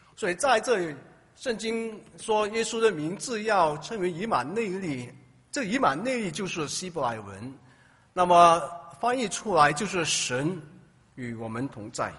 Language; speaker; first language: Chinese; native; Chinese